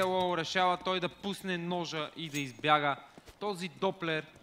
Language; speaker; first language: Bulgarian; native; Bulgarian